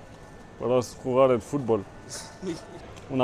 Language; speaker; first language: Spanish; non-native, learner; French